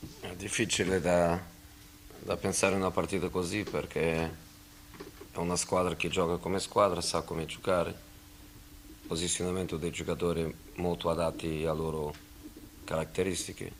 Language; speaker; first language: Italian; non-native, fluent; Portuguese